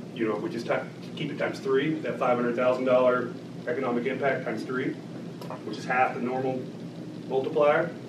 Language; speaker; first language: English; native; English